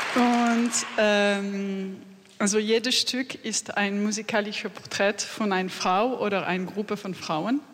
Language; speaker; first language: German; non-native, learner; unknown